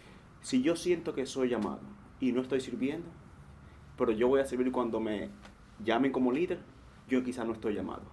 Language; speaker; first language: Spanish; native; Spanish